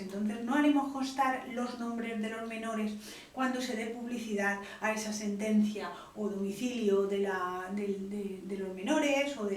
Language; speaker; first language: Spanish; native; Spanish